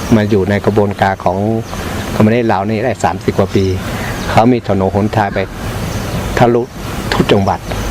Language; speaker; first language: Thai; non-native, local second language; Hmong